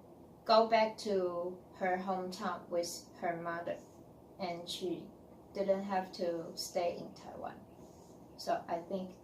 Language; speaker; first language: English; non-native, learner; Chinese